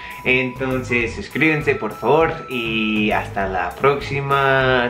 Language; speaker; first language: Spanish; non-native, fluent; English